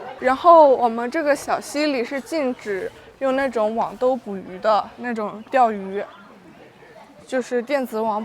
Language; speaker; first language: Chinese; native; Chinese